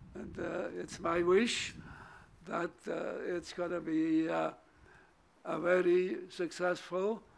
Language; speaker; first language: English; non-native, fluent; German